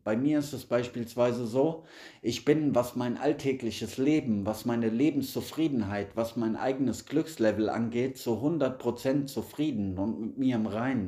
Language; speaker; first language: German; native; German